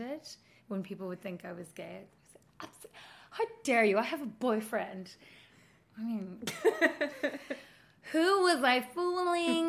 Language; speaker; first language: English; native; English